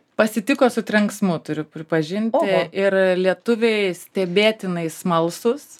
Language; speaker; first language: Lithuanian; native; Lithuanian